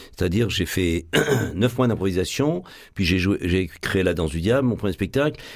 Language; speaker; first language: French; native; French